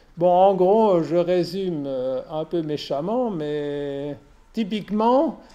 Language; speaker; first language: French; native; French